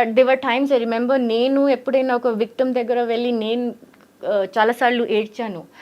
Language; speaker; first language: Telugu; early bilingual, heritage; Telugu